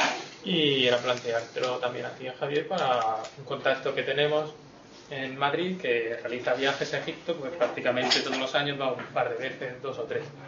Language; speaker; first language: Spanish; native; Spanish